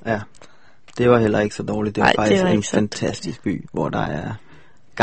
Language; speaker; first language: Danish; native; Danish